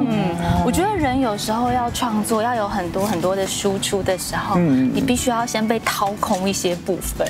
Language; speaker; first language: Chinese; native; Chinese